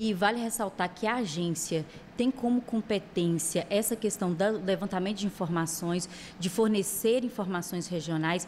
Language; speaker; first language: Portuguese; native; Portuguese